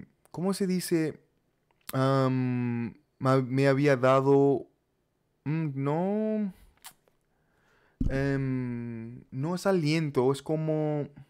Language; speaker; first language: Spanish; non-native, learner; English